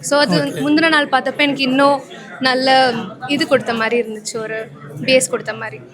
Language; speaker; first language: Tamil; early bilingual, heritage; Tamil